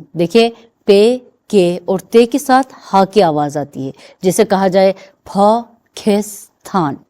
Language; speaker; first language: Urdu; non-native, fluent; Persian